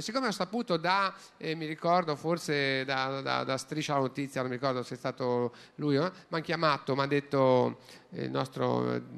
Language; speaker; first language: Italian; native; Italian